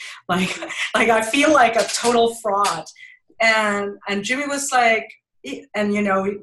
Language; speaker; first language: English; non-native, fluent; German